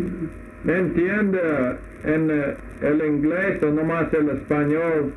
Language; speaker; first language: Spanish; non-native, learner; English